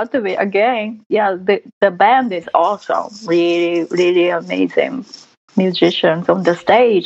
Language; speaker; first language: English; non-native, fluent; Japanese